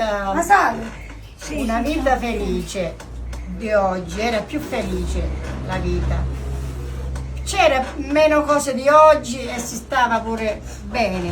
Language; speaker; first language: Italian; native; Italian